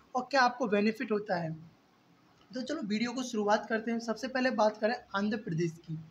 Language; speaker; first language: Hindi; native; Hindi